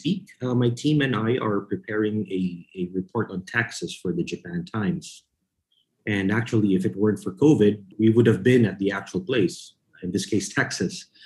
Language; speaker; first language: English; non-native, local second language; Filipino